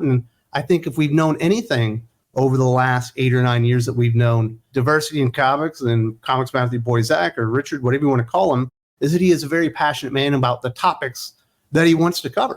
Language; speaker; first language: English; native; English